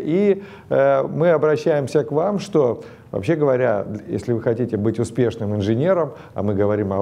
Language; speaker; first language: Russian; native; Russian